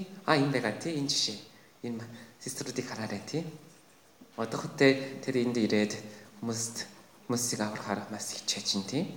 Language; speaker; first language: Mongolian; non-native, fluent; Korean